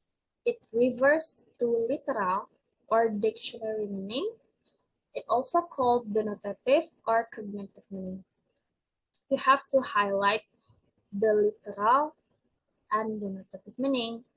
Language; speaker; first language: English; non-native, learner; Indonesian